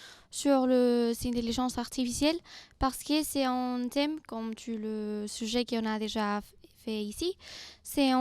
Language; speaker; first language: French; non-native, learner; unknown